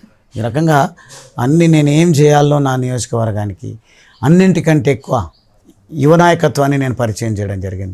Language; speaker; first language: Telugu; native; Telugu